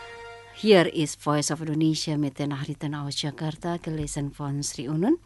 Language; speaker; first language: German; non-native, fluent; Indonesian